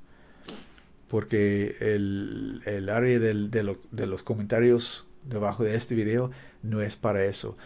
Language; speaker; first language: Spanish; non-native, learner; English